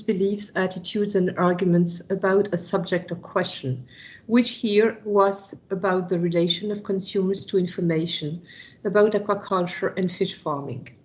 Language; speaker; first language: English; non-native, fluent; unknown